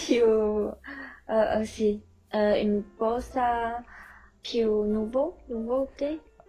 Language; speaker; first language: Italian; non-native, learner; Chinese